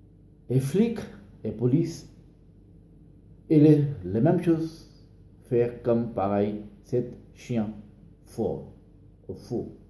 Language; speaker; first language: French; non-native, learner; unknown